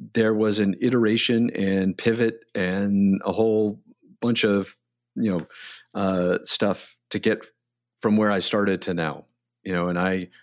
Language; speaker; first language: English; native; English